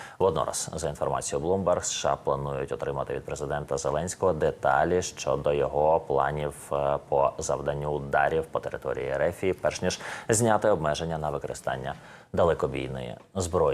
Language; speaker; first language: Ukrainian; native; Ukrainian